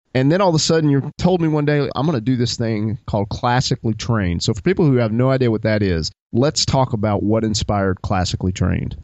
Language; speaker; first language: English; native; English